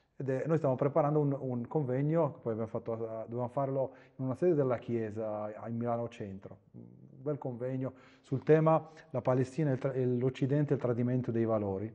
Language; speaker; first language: Italian; non-native, fluent; Arabic